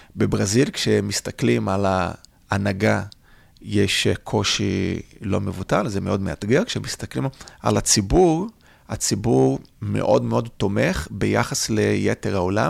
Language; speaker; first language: Hebrew; non-native, fluent; Portuguese